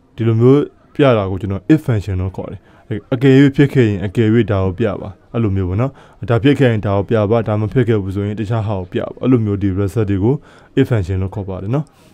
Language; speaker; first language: Burmese; native; Burmese